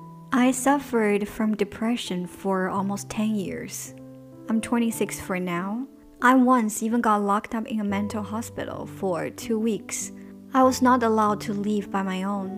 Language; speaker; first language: English; non-native, fluent; Chinese